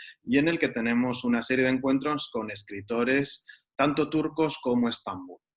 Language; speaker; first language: Spanish; native; Spanish